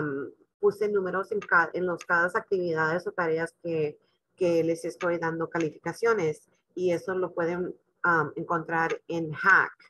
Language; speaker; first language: Spanish; non-native, local second language; English